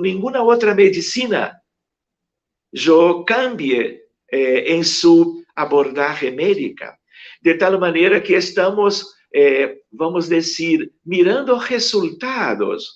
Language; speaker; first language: Spanish; non-native, fluent; Portuguese